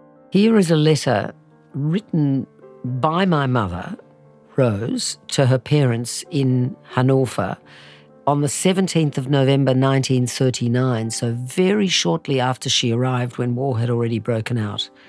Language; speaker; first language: English; native; English